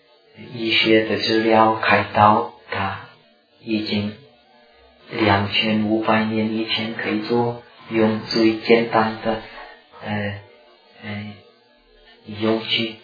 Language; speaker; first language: Chinese; non-native, fluent; Czech